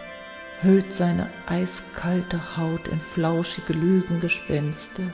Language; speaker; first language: German; native; German